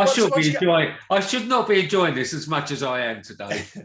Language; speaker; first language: English; native; English